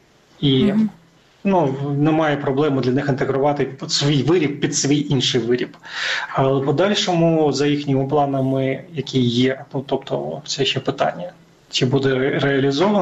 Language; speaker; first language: Ukrainian; native; Ukrainian